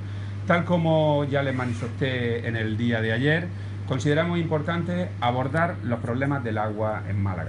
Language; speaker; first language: Spanish; native; Spanish